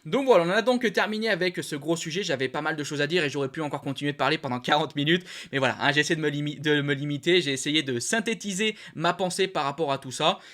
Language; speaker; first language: French; native; French